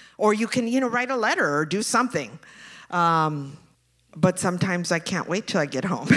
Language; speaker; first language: English; early bilingual, other home language; Spanish